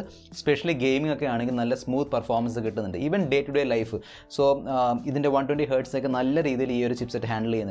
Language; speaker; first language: Malayalam; native; Malayalam